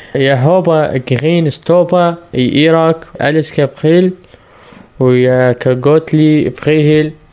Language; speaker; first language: Danish; non-native, learner; Arabic